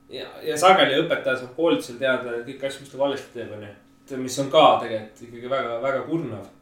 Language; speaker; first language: Estonian; native; Estonian